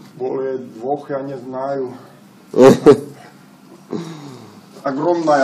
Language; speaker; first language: Russian; non-native, fluent; Czech